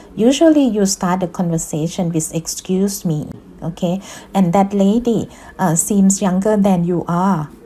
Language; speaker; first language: English; non-native, fluent; Thai